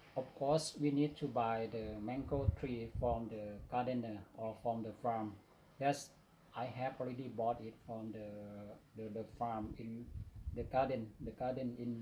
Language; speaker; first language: English; non-native, learner; Thai